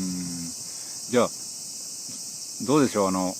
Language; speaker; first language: Japanese; native; Japanese